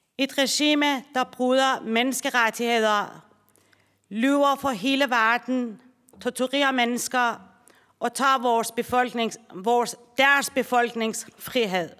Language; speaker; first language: Danish; non-native, fluent; Persian